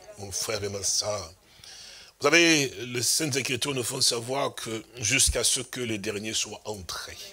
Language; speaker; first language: French; non-native, local second language; Lingala